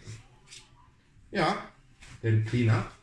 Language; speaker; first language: German; non-native, fluent; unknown